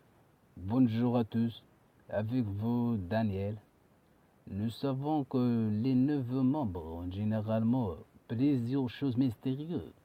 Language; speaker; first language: French; non-native, learner; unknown